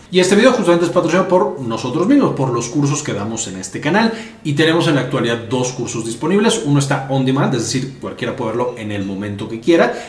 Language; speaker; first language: Spanish; native; Spanish